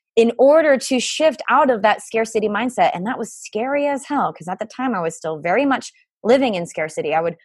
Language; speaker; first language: English; native; English